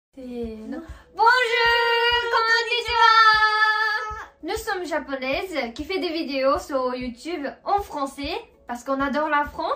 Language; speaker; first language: French; non-native, fluent; Japanese